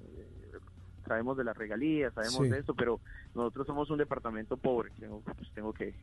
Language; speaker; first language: Spanish; native; Spanish